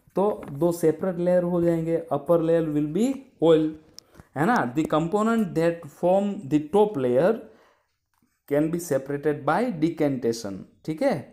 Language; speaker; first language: Hindi; non-native, local second language; Gujarati